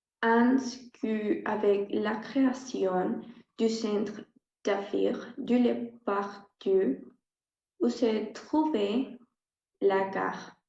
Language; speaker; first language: French; non-native, learner; Spanish